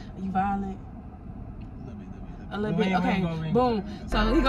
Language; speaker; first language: English; native; English